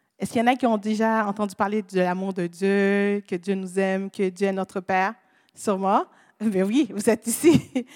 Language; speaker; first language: French; non-native, local second language; Haitian Creole